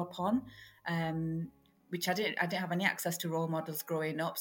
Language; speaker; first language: English; native; English